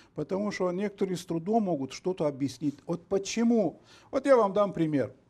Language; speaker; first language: Russian; non-native, local second language; Romanian